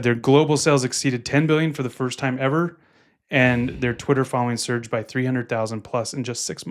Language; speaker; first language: English; native; English